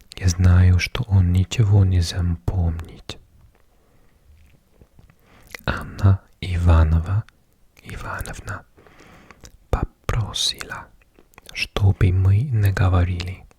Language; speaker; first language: Russian; non-native, learner; English